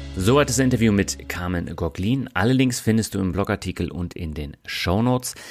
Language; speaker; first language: German; native; German